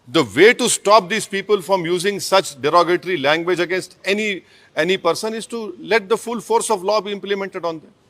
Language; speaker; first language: English; non-native, local second language; Hindi